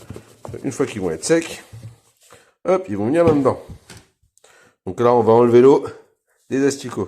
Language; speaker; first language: French; native; French